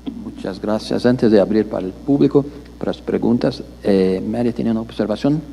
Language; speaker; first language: Spanish; non-native, learner; Portuguese